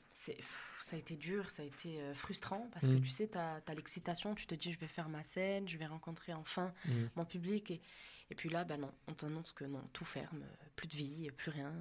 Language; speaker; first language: French; native; French